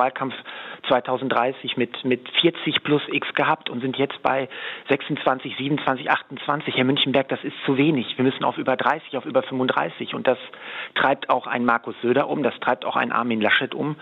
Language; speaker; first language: German; native; German